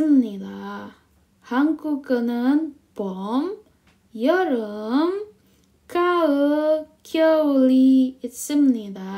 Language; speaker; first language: Korean; non-native, fluent; Indonesian